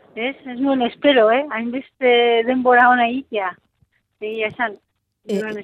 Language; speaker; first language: Basque; non-native, local second language; Spanish